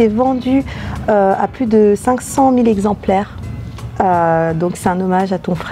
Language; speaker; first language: French; native; French